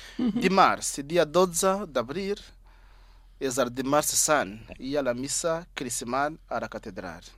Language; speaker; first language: Catalan; non-native, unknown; Kinyarwanda